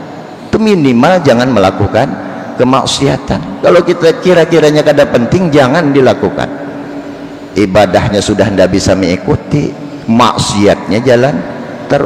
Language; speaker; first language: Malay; non-native, local second language; Banjar